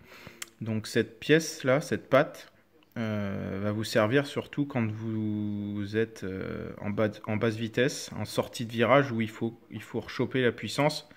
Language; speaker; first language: French; native; French